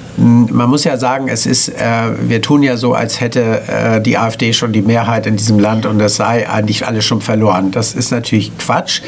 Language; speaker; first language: German; native; German